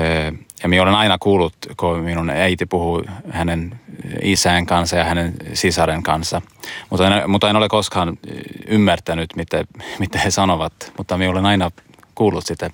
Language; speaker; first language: Finnish; non-native, learner; Swedish